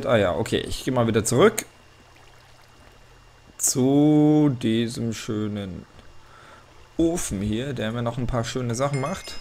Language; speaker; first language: German; native; German